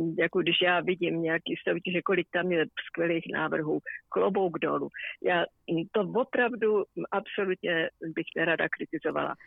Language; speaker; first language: Czech; native; Czech